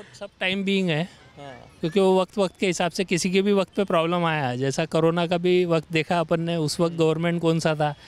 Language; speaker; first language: Hindi; non-native, local second language; Marathi